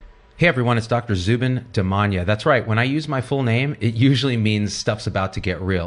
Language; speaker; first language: English; native; English